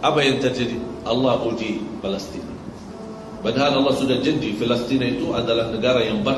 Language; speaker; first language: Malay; non-native, fluent; Arabic